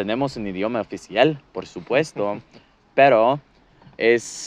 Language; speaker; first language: Spanish; non-native, fluent; English